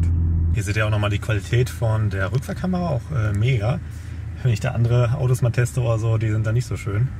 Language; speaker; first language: German; native; German